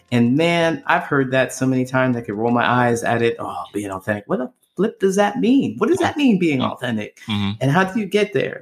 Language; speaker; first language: English; native; English